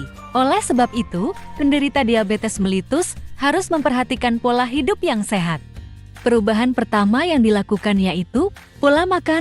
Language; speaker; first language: Indonesian; native; Indonesian